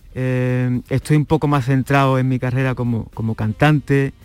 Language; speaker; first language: Spanish; native; Spanish